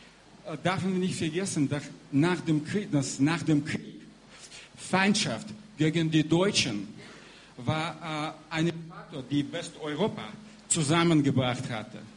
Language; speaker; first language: German; non-native, learner; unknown